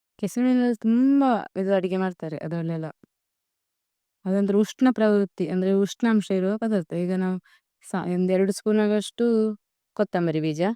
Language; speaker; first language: Kannada; non-native, local second language; Tulu